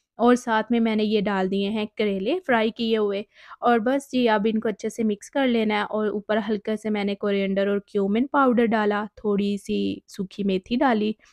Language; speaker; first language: Urdu; native; Urdu